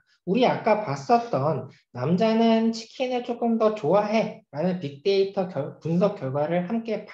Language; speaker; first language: Korean; native; Korean